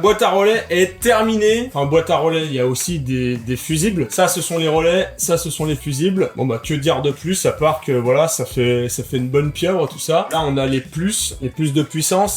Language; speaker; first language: French; native; French